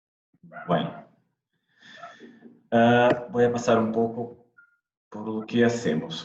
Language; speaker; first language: Spanish; non-native, fluent; Portuguese